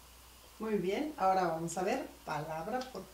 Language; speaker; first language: Spanish; native; Spanish